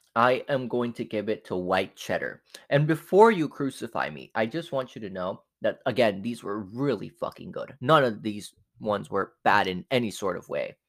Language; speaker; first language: English; non-native, fluent; Spanish